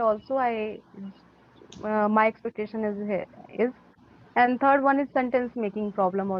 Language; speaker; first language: English; non-native, learner; Hindi